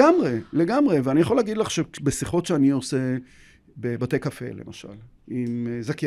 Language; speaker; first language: Hebrew; native; Hebrew